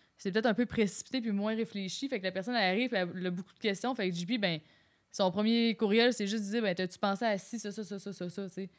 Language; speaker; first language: French; native; French